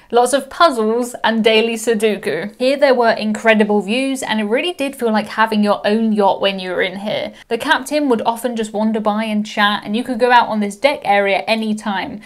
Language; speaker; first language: English; native; English